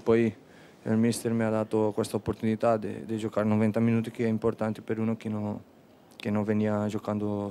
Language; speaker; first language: Italian; non-native, fluent; Spanish